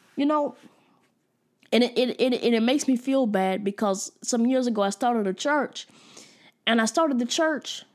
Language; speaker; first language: English; native; English